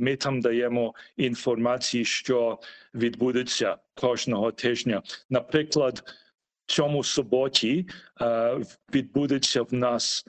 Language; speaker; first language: Ukrainian; early bilingual, heritage; Ukrainian